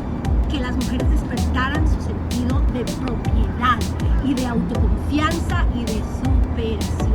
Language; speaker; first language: Spanish; native; Spanish